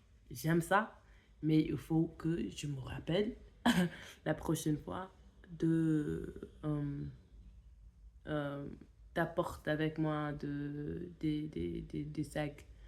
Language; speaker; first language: French; non-native, fluent; English